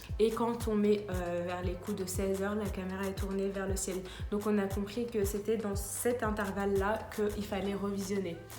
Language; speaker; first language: French; early bilingual, other home language; Arabic